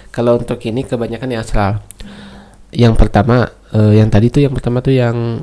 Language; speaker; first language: Indonesian; native; Indonesian